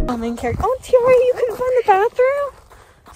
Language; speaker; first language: English; native; English